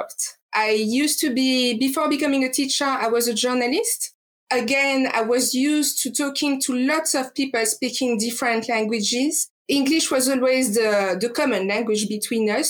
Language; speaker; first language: English; non-native, fluent; French